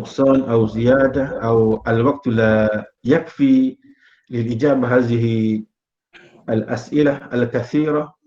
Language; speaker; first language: Arabic; non-native, fluent; Malay